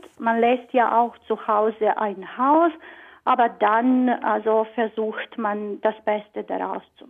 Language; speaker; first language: German; non-native, fluent; Croatian